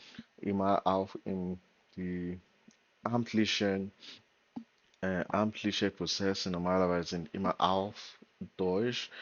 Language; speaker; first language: German; non-native, learner; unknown